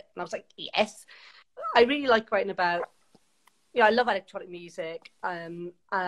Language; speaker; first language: English; native; English